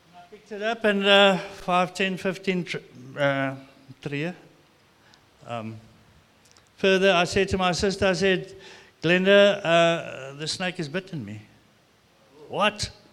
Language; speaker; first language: English; non-native, local second language; Afrikaans